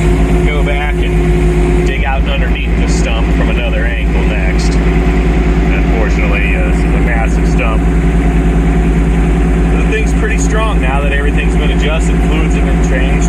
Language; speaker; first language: English; native; English